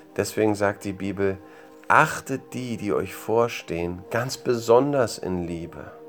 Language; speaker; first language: German; native; German